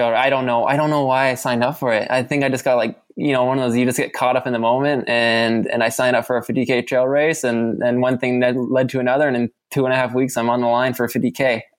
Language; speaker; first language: English; native; English